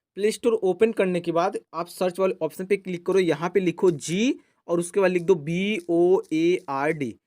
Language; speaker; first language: Hindi; native; Hindi